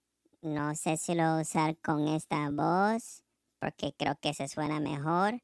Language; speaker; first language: Spanish; non-native, learner; English